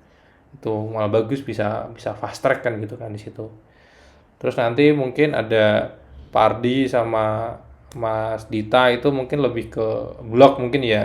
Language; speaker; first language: Indonesian; native; Indonesian